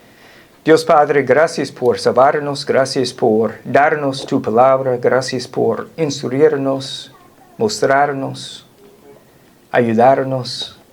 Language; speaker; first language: Spanish; non-native, fluent; English